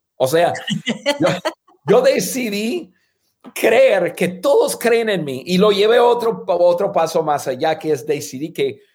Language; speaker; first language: Spanish; non-native, fluent; English